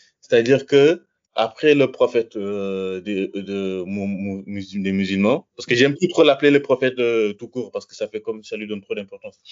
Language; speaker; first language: French; non-native, local second language; Wolof